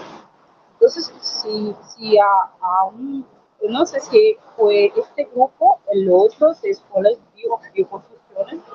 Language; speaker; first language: Spanish; non-native, learner; Portuguese